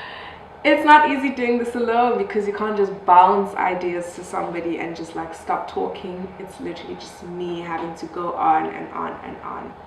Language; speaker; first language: English; non-native, local second language; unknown